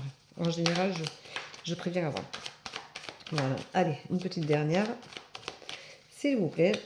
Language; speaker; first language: French; native; French